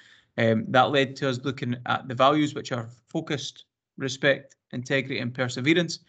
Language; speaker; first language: English; native; English